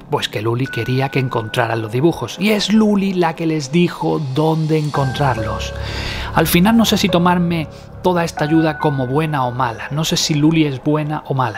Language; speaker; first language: Spanish; native; Spanish